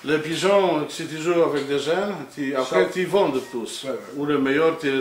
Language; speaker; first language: French; non-native, local second language; Dutch